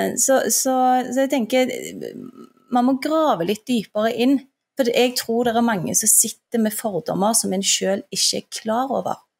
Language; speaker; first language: Norwegian; early bilingual, other home language; Turkish